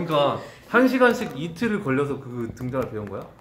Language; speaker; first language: Korean; native; Korean